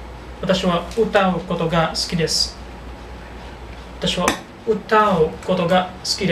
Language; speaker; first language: Japanese; non-native, learner; Filipino